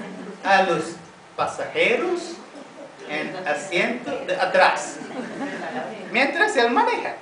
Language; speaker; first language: Spanish; non-native, fluent; Tamil